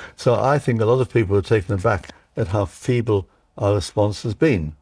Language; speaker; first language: English; early bilingual, other home language; Czech